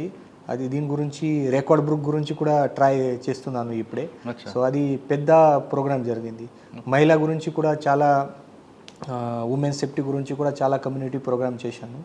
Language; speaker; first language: Telugu; non-native, learner; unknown